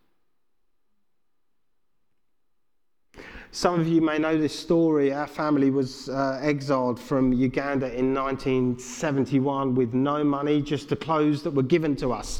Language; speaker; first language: English; native; English